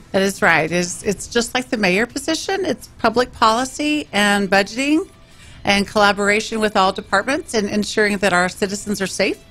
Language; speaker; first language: English; native; English